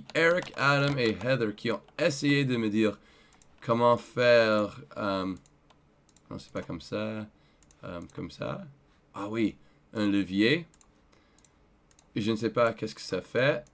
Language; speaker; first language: French; non-native, learner; English